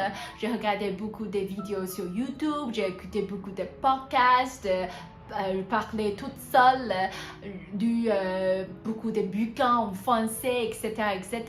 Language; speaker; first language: French; non-native, fluent; Hakka Chinese